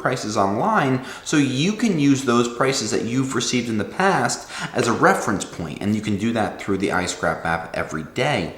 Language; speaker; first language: English; native; English